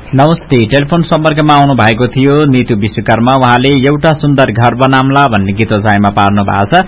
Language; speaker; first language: Nepali; native; Nepali